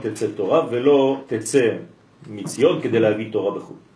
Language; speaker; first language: Hebrew; non-native, fluent; French